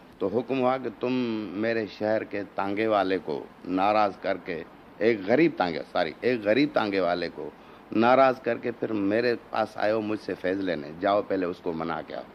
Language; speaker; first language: Urdu; non-native, local second language; Sindhi